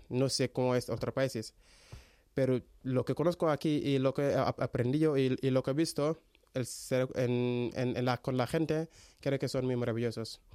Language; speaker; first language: Spanish; non-native, learner; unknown